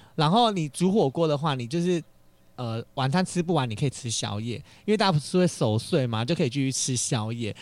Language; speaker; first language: Chinese; native; Chinese